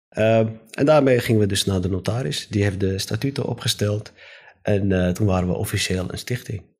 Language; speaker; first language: Dutch; native; Dutch